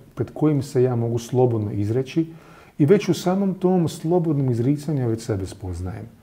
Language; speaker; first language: Croatian; native; Croatian